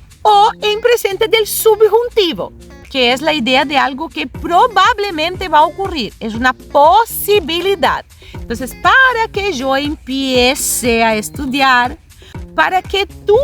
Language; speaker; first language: Spanish; non-native, fluent; Portuguese